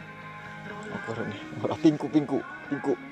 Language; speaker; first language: Japanese; non-native, learner; Indonesian